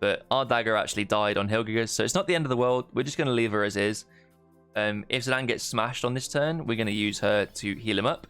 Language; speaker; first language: English; native; English